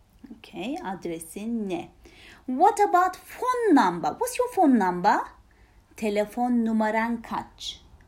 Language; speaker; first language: English; non-native, fluent; Turkish